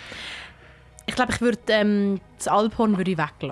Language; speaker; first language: German; native; German